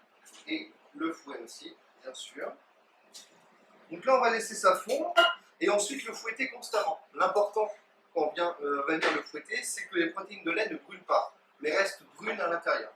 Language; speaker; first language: French; native; French